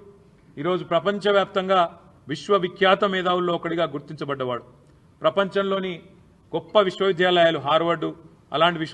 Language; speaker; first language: Telugu; native; Telugu